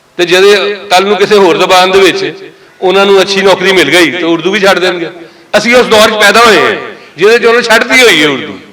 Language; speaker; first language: Punjabi; native; Punjabi